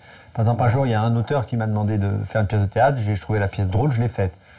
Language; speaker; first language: French; native; French